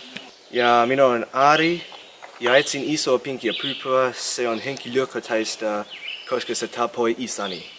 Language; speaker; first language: Finnish; non-native, learner; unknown